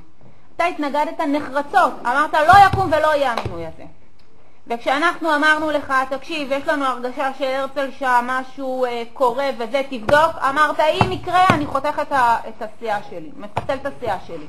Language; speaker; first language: Hebrew; native; Hebrew